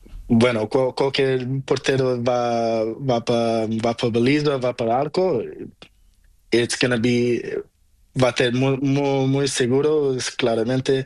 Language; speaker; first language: Spanish; non-native, learner; Portuguese